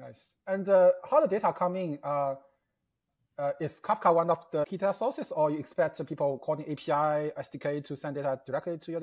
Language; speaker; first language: English; non-native, fluent; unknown